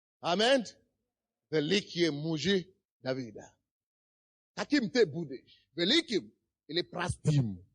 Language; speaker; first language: Russian; non-native, fluent; Yoruba